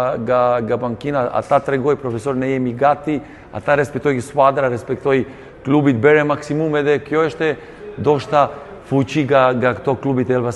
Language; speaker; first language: Albanian; non-native, learner; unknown